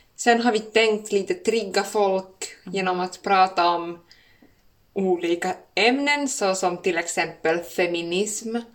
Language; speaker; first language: Swedish; native; Swedish